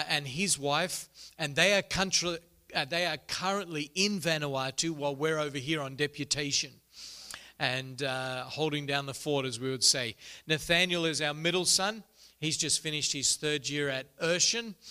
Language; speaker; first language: English; native; English